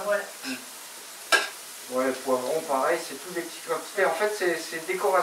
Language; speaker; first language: French; native; French